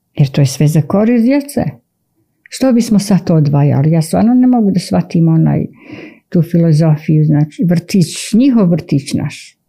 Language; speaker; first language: Croatian; native; Croatian